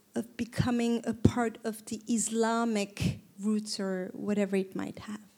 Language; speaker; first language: English; non-native, fluent; Turkish